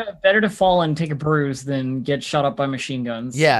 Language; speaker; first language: English; native; English